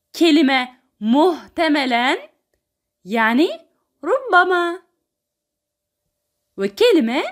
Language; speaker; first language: Arabic; non-native, fluent; Turkish